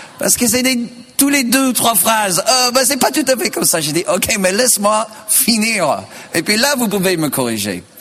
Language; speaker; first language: French; non-native, fluent; English